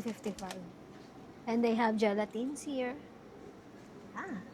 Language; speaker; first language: English; non-native, local second language; Filipino